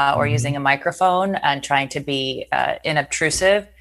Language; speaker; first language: English; native; English